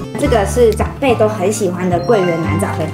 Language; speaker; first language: Chinese; native; Chinese